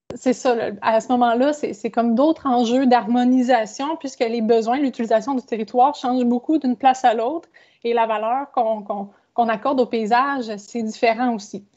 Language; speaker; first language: French; native; French